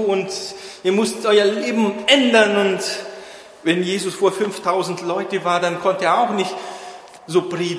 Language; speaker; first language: German; non-native, fluent; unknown